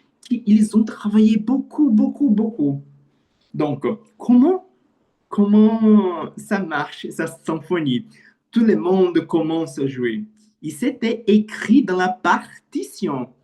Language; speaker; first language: French; non-native, learner; Portuguese